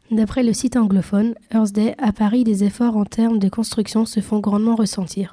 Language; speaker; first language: French; native; French